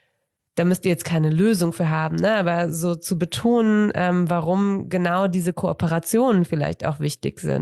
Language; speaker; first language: German; native; German